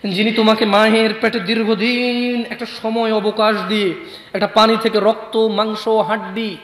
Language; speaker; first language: Bangla; early bilingual, heritage; Bangla